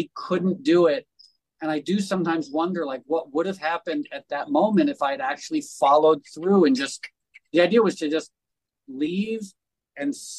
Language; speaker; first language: English; native; English